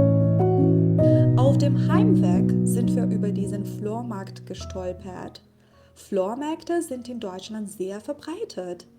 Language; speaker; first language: German; non-native, fluent; Persian